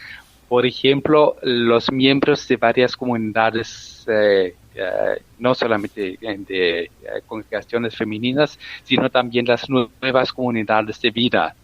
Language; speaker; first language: Spanish; non-native, fluent; German